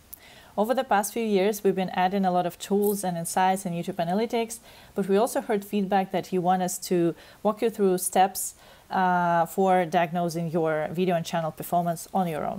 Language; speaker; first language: English; non-native, fluent; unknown